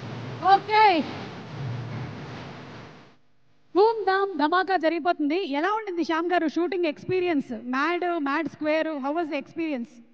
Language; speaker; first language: Telugu; native; Telugu